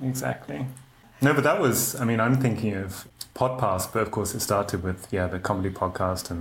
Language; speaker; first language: English; native; English